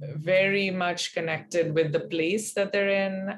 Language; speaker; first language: English; non-native, local second language; Hindi